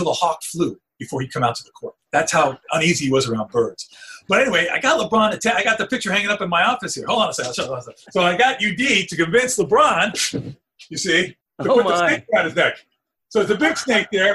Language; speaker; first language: English; early bilingual, other home language; Spanish